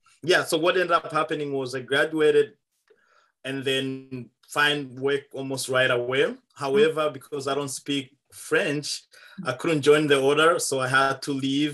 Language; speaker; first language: English; non-native, local second language; Kinyarwanda